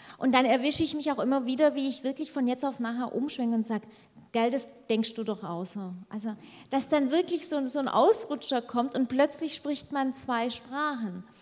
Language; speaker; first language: German; early bilingual, other home language; Turkish